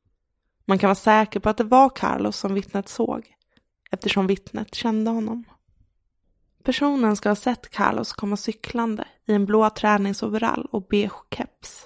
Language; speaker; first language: Swedish; native; Swedish